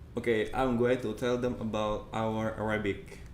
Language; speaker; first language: English; non-native, fluent; Indonesian